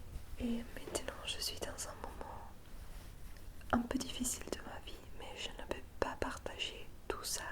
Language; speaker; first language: French; non-native, fluent; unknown